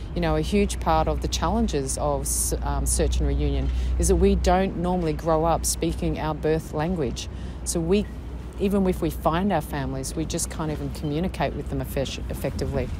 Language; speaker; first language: English; native; English